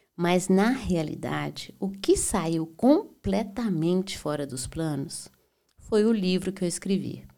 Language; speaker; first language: Portuguese; native; Portuguese